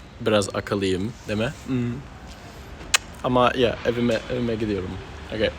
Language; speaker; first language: Turkish; early bilingual, heritage; Turkish